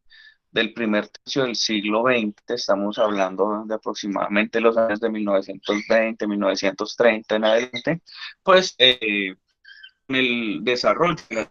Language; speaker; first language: Spanish; native; Spanish